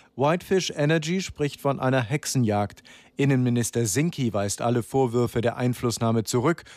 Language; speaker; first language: German; native; German